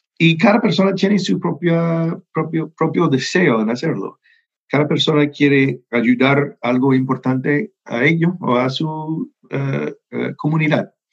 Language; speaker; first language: Spanish; non-native, fluent; English